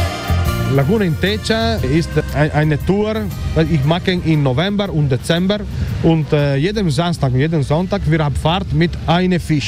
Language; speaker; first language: German; non-native, learner; Italian